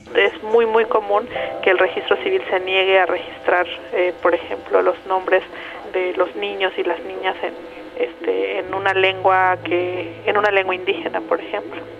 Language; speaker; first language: Spanish; non-native, local second language; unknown